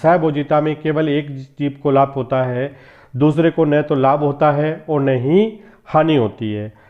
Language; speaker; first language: Hindi; native; Hindi